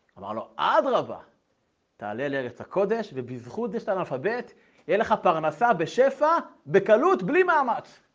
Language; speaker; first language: Hebrew; native; Hebrew